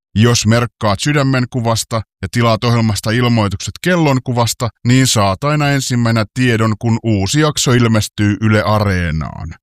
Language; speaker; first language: Finnish; native; Finnish